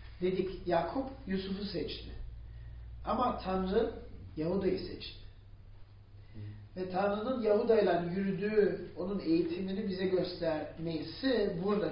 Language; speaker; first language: Turkish; non-native, fluent; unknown